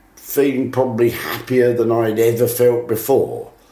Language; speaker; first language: English; native; English